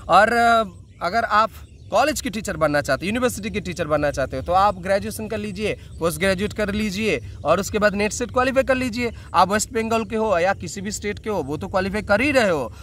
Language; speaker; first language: Hindi; non-native, local second language; Bangla